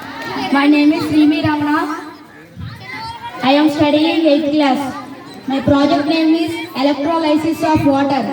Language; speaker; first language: English; non-native, local second language; Telugu